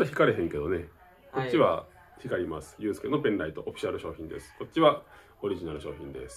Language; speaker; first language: Japanese; native; Japanese